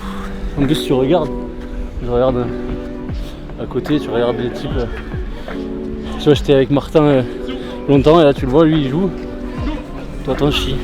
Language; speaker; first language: French; native; French